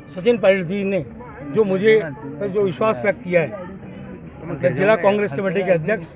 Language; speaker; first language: Hindi; native; Hindi